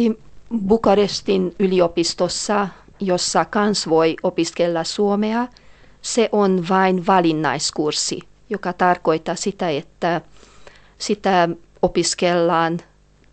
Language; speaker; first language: Finnish; non-native, fluent; Hungarian